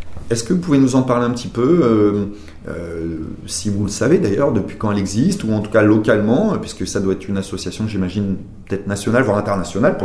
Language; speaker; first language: French; native; French